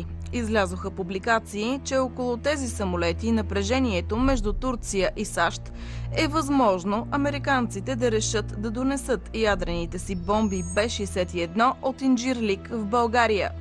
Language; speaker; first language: Bulgarian; native; Bulgarian